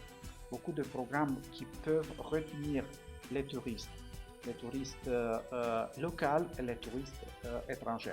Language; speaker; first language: French; non-native, fluent; Romanian